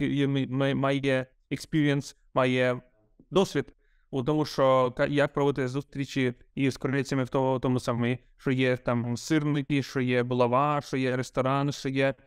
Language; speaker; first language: Ukrainian; non-native, local second language; Russian